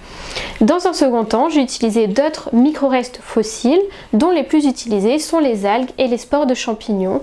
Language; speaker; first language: French; native; French